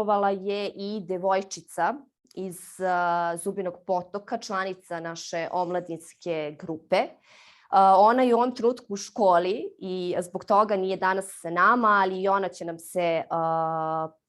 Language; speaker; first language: Serbian; native; Serbian